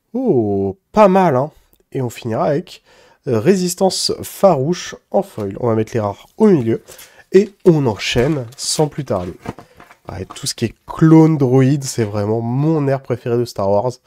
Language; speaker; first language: French; native; French